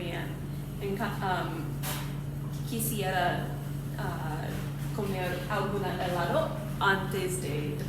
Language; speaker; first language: Spanish; non-native, learner; English